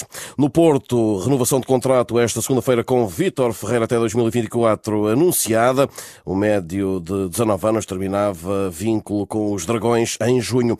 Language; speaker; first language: Portuguese; native; Portuguese